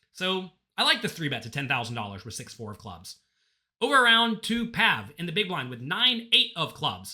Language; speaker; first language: English; native; English